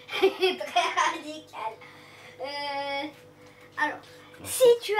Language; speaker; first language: French; non-native, local second language; Arabic